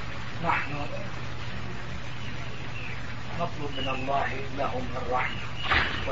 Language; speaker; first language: Arabic; non-native, fluent; Turkish